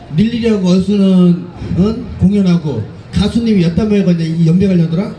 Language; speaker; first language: Korean; non-native, fluent; Thai